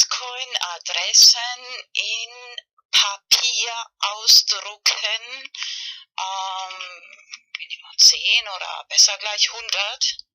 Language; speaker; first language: German; non-native, fluent; Spanish